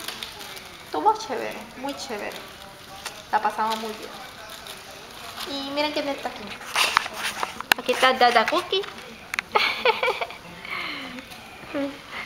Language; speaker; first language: Spanish; native; Spanish